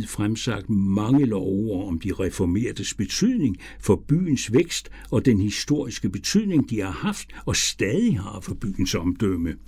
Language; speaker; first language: Danish; native; Danish